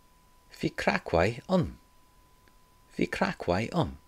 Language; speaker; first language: Irish; non-native, fluent; English